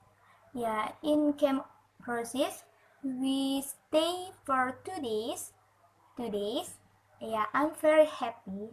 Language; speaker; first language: English; non-native, learner; Indonesian